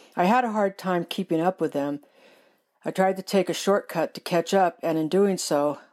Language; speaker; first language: English; native; English